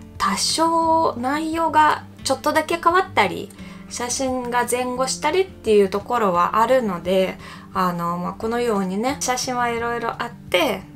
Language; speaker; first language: Japanese; non-native, fluent; Russian